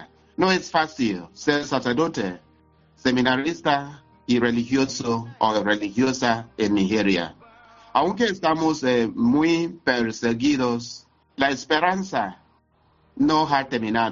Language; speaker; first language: Spanish; non-native, fluent; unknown